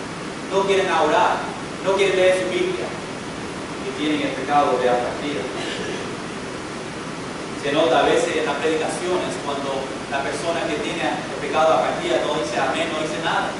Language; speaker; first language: Spanish; non-native, fluent; English